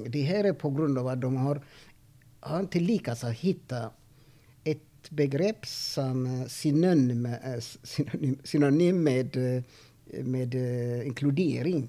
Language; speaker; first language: Swedish; non-native, fluent; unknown